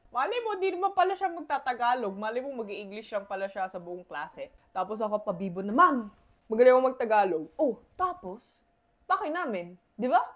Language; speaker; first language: Filipino; early bilingual, other home language; Korean